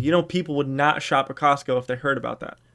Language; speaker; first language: English; native; English